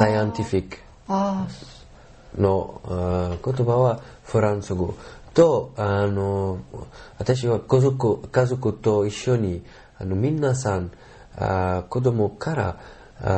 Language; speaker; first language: Japanese; non-native, learner; Arabic